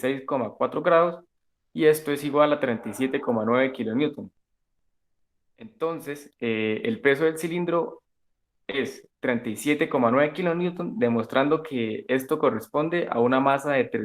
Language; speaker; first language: Spanish; native; Spanish